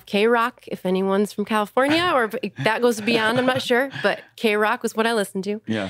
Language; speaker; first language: English; native; English